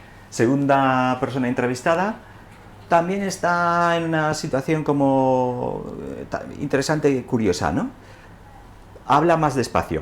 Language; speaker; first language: Spanish; native; Spanish